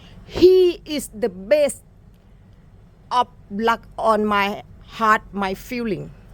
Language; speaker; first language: English; non-native, learner; Thai